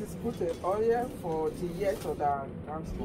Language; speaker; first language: German; non-native, learner; Nigerian Pidgin